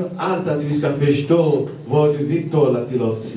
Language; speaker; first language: Swedish; non-native, learner; Lingala